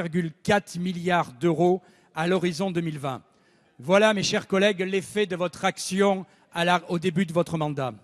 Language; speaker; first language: French; native; French